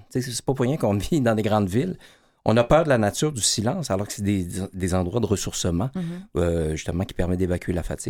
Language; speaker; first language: French; native; French